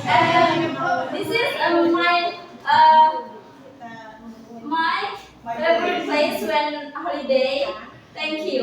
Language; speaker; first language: English; non-native, learner; Indonesian